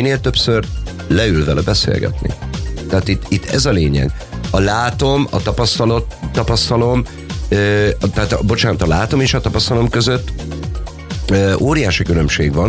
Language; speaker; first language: Hungarian; native; Hungarian